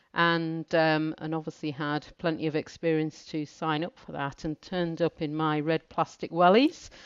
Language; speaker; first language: English; native; English